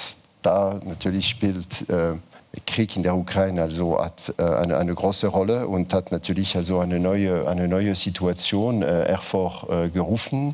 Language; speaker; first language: German; non-native, fluent; French